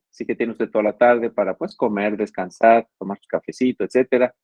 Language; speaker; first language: Spanish; native; Spanish